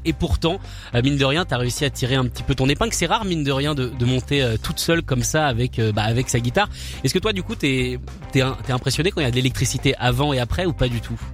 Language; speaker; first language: French; native; French